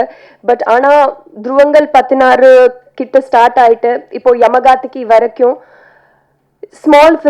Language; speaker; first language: Tamil; non-native, learner; Telugu